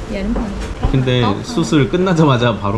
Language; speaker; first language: Korean; native; Korean